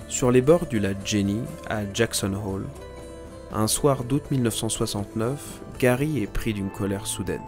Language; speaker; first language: French; native; French